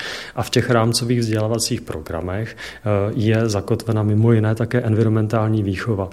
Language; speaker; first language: Czech; native; Czech